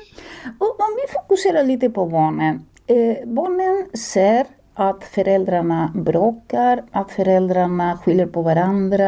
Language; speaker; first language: Swedish; non-native, fluent; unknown